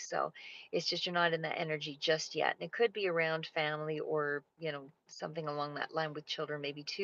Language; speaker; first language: English; native; English